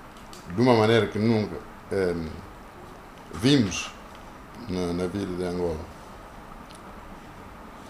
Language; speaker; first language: Portuguese; non-native, local second language; Kongo